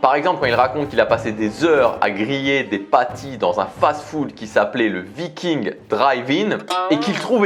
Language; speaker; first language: French; native; French